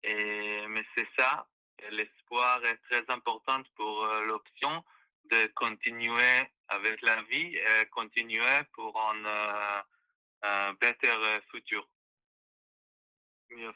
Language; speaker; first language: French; non-native, learner; Hebrew